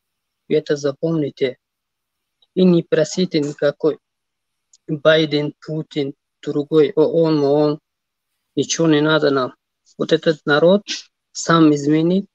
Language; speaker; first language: Russian; non-native, learner; Tajik